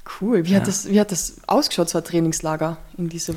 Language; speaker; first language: German; native; German